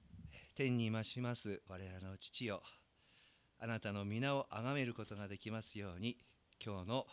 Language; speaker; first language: Japanese; native; Japanese